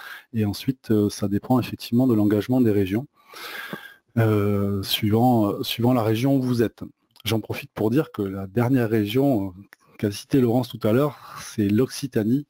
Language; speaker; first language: French; native; French